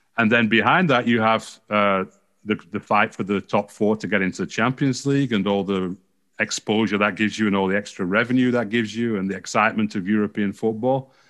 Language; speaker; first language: English; native; English